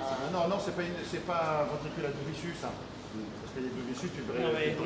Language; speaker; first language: French; native; French